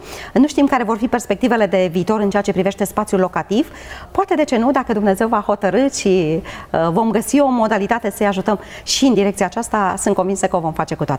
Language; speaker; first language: Romanian; native; Romanian